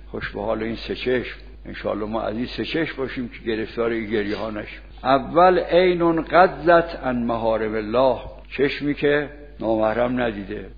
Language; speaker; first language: Persian; native; Persian